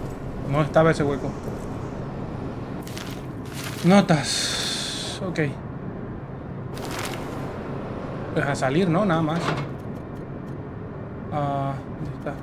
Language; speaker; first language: Spanish; native; Spanish